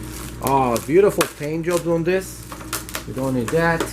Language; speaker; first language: English; non-native, fluent; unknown